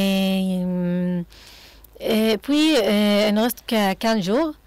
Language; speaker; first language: French; non-native, fluent; Arabic